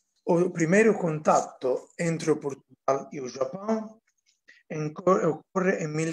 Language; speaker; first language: Portuguese; non-native, fluent; Italian